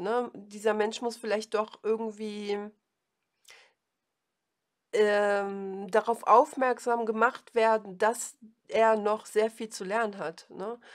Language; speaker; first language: German; native; German